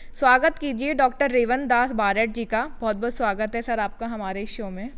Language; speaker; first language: Hindi; native; Hindi